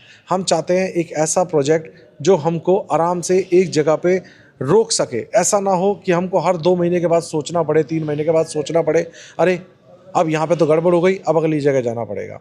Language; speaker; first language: Hindi; native; Hindi